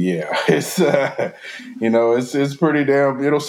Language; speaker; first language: English; native; English